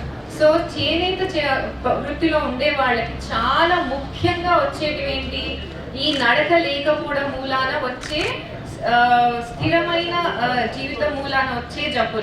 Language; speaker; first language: Telugu; native; Telugu